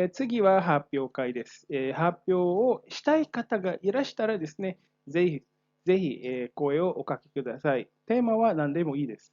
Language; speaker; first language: Japanese; non-native, fluent; Indonesian